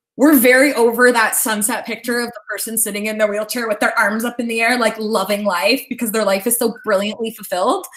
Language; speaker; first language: English; native; English